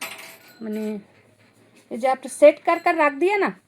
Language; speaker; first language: Hindi; non-native, learner; Bangla